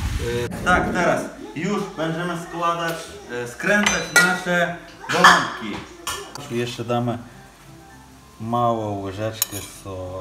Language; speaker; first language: Polish; non-native, fluent; Ukrainian